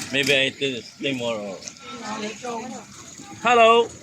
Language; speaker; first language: English; non-native, learner; Filipino